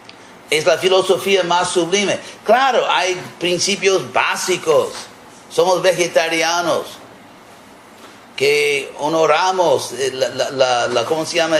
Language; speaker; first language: Spanish; non-native, fluent; English